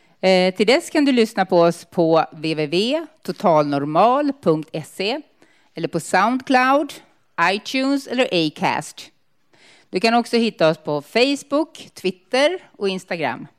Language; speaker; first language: Swedish; native; Swedish